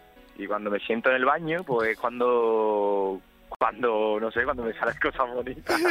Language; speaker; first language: Spanish; native; Spanish